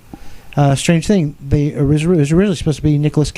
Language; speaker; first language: English; native; English